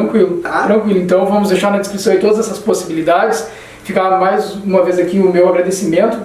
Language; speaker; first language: Portuguese; native; Portuguese